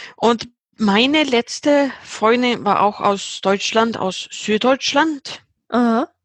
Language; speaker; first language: German; non-native, fluent; Swedish